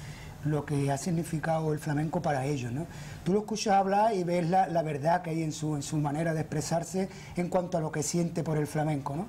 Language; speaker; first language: Spanish; native; Spanish